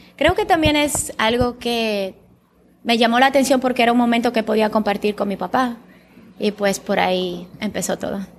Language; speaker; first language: Spanish; early bilingual, other home language; Bulgarian